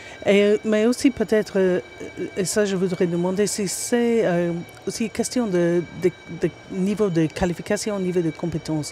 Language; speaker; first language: French; non-native, fluent; English